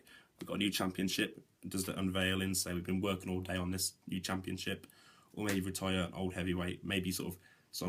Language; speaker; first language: English; native; English